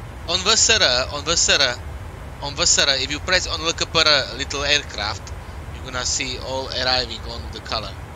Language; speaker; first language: English; non-native, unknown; Slovak